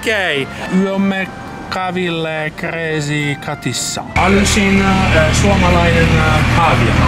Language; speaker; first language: Finnish; non-native, learner; Italian